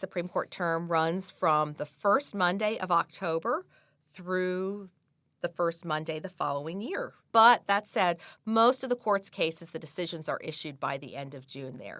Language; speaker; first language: English; native; English